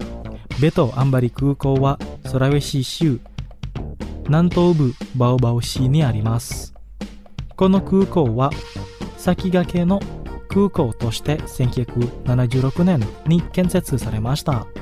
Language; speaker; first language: Japanese; non-native, fluent; Indonesian